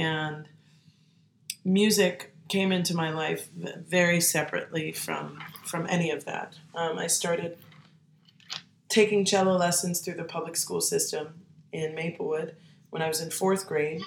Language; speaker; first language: English; native; English